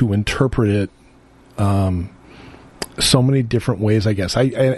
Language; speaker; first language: English; native; English